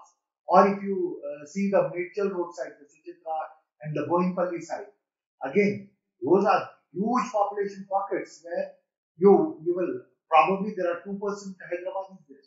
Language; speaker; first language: English; non-native, local second language; Persian